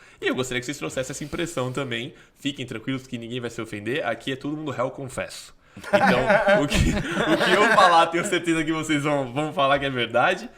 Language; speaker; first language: Portuguese; native; Portuguese